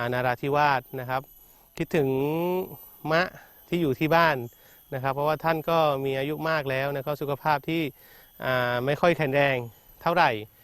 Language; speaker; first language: Thai; non-native, local second language; Malay